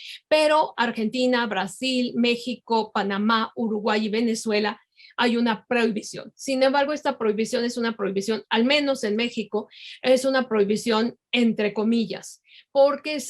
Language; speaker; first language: Spanish; native; Spanish